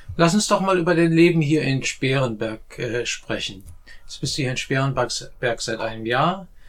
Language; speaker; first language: German; native; German